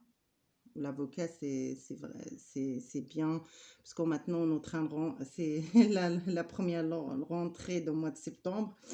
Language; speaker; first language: French; non-native, learner; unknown